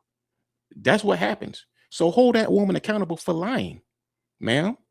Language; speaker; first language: English; native; English